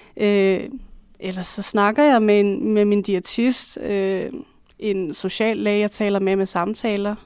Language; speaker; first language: Danish; native; Danish